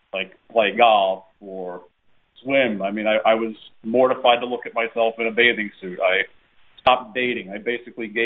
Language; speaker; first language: English; native; English